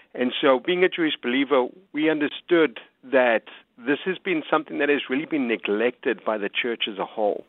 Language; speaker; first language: English; native; English